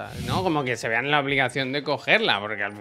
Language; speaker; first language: Spanish; native; Spanish